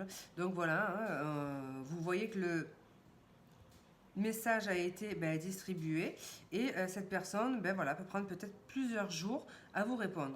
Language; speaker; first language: French; native; French